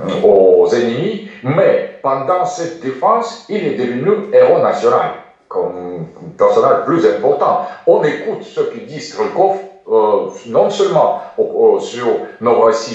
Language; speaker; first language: French; non-native, fluent; Russian